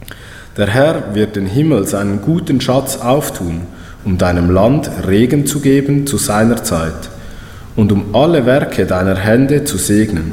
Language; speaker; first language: German; native; German